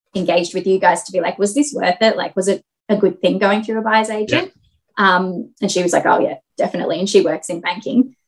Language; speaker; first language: English; native; English